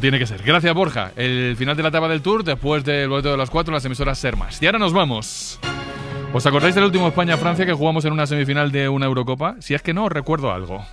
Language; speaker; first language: Spanish; native; Spanish